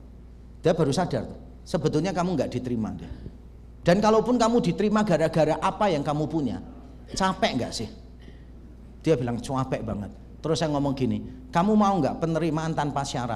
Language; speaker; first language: Indonesian; native; Indonesian